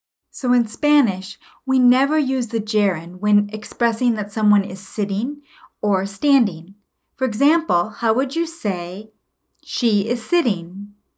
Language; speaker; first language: English; native; English